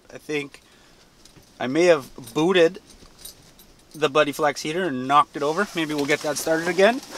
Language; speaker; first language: English; native; English